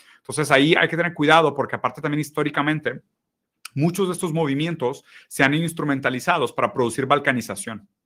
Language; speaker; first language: Spanish; early bilingual, other home language; Portuguese